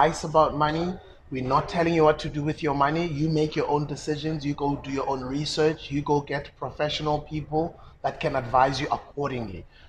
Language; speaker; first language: English; non-native, local second language; Zulu